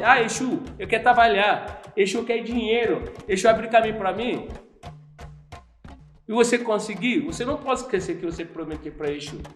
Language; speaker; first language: Portuguese; non-native, learner; Yoruba